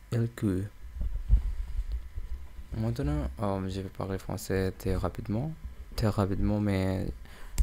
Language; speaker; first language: French; non-native, learner; English